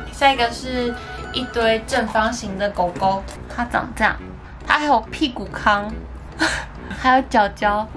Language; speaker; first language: Chinese; native; Chinese